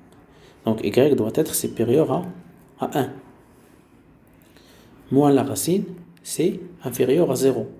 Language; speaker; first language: French; non-native, local second language; Arabic